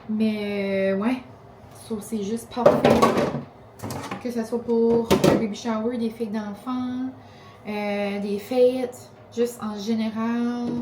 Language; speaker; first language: French; native; French